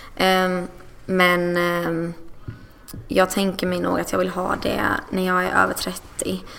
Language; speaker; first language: Swedish; early bilingual, other home language; English